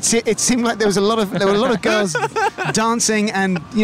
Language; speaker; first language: English; native; English